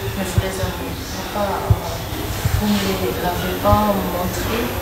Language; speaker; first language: French; non-native, local second language; Malagasy